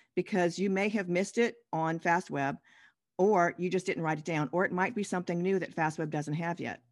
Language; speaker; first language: English; native; English